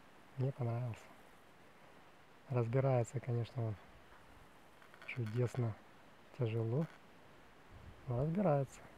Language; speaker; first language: Russian; native; Russian